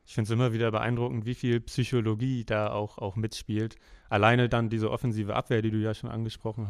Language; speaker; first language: German; native; German